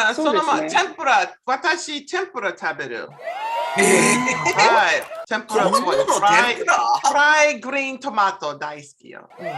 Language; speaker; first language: Japanese; non-native, learner; English